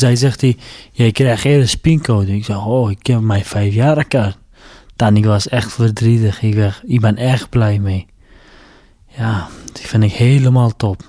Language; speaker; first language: Dutch; non-native, learner; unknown